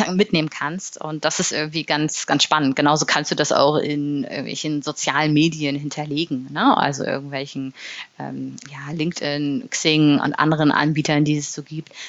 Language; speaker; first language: German; native; German